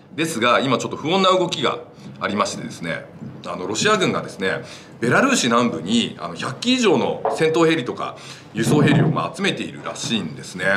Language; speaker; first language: Japanese; native; Japanese